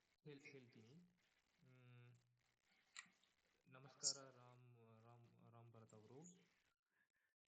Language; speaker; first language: Kannada; non-native, learner; Tamil